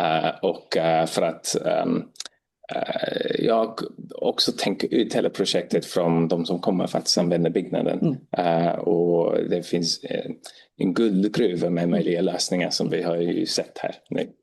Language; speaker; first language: Swedish; non-native, fluent; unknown